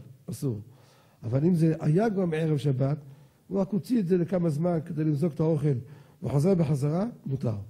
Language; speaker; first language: Hebrew; native; Hebrew